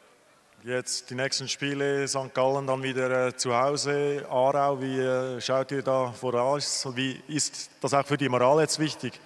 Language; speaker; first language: German; native; German